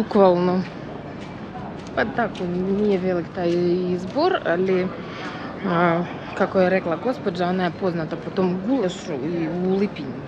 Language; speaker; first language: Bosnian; non-native, fluent; Russian